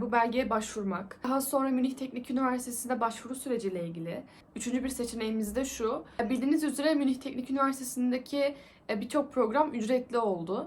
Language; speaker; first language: Turkish; native; Turkish